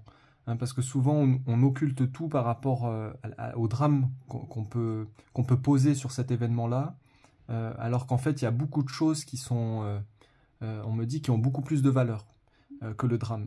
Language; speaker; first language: French; native; French